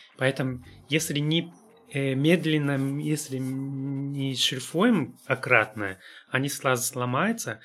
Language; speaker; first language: Russian; non-native, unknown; Japanese